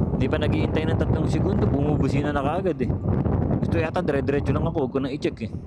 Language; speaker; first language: Filipino; native; Filipino